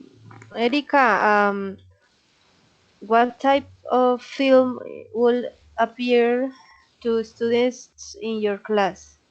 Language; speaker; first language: English; non-native, learner; Spanish